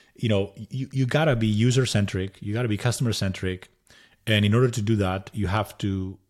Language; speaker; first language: English; non-native, fluent; Spanish